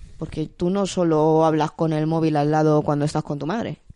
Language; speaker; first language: Spanish; native; Spanish